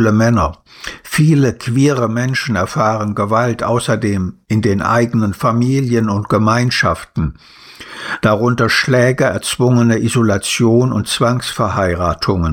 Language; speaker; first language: German; native; German